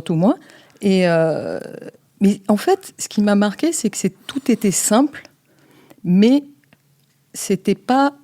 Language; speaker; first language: French; native; French